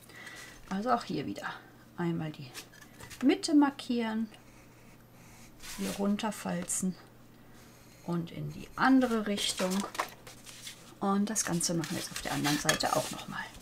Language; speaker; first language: German; native; German